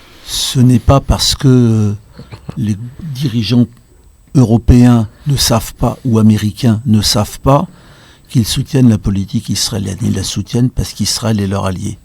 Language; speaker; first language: French; native; French